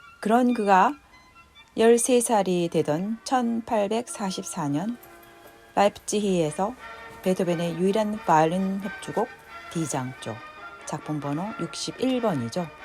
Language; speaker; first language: Korean; native; Korean